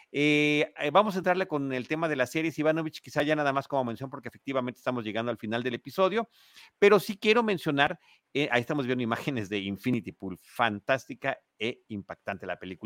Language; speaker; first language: Spanish; native; Spanish